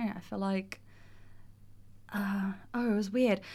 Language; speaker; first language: English; non-native, fluent; Russian